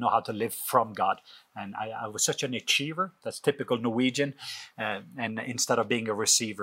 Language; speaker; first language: English; non-native, fluent; Norwegian